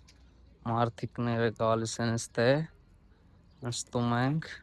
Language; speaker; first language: Armenian; non-native, learner; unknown